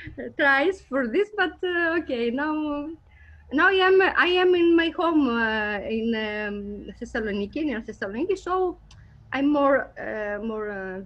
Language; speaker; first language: English; non-native, learner; Greek